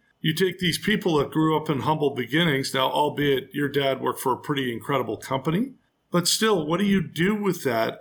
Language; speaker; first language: English; native; English